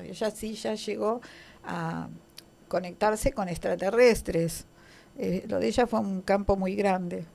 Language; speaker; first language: Spanish; native; Spanish